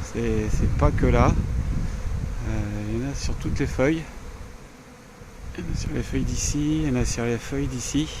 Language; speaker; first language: French; native; French